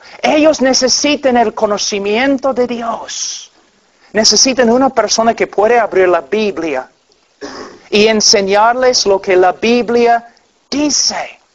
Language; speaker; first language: Spanish; non-native, fluent; English